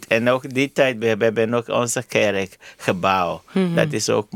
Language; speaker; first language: Dutch; non-native, learner; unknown